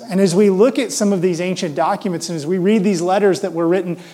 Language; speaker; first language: English; native; English